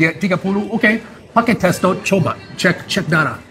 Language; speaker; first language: Indonesian; non-native, fluent; English